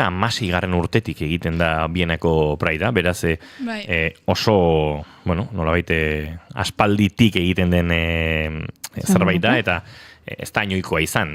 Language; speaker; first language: Basque; native; Basque